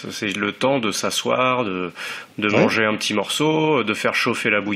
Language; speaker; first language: French; native; French